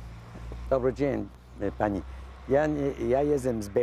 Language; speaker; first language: Polish; non-native, learner; Dutch